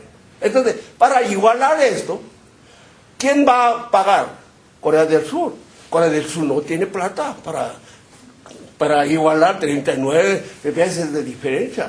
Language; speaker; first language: Spanish; non-native, fluent; Korean